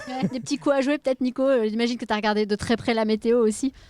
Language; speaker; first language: French; native; French